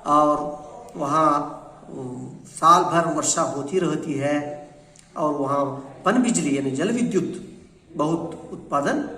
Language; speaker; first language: Hindi; non-native, local second language; Kannada